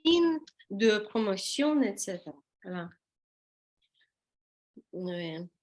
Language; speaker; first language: French; non-native, learner; Russian